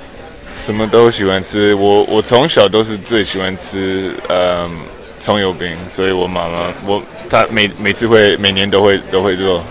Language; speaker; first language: Chinese; early bilingual, heritage; English